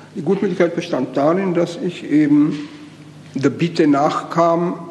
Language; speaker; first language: German; native; German